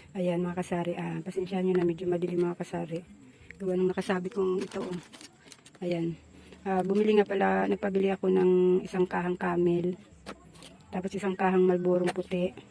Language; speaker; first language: Filipino; non-native, local second language; Cebuano